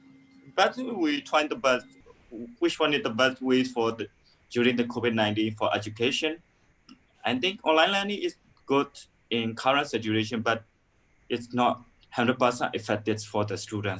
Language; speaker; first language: English; non-native, learner; Burmese